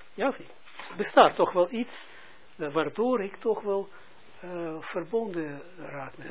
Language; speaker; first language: Dutch; non-native, fluent; Russian